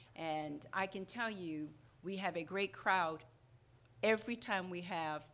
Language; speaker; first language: English; non-native, fluent; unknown